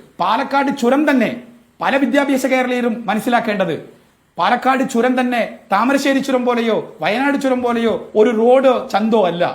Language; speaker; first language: Malayalam; non-native, local second language; Tamil